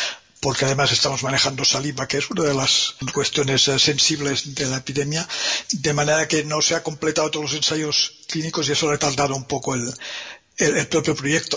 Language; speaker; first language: Spanish; native; Spanish